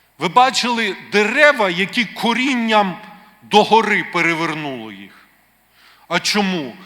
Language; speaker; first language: Ukrainian; native; Ukrainian